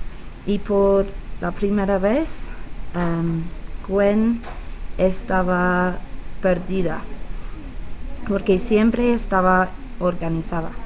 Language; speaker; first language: Spanish; non-native, learner; English